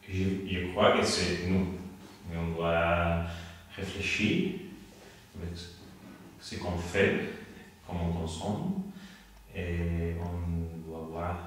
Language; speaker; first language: French; non-native, learner; Spanish